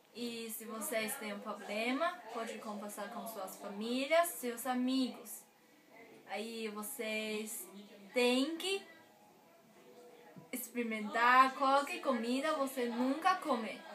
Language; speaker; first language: Portuguese; non-native, learner; Chinese